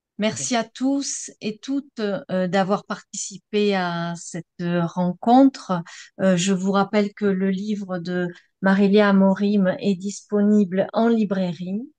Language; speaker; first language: French; native; French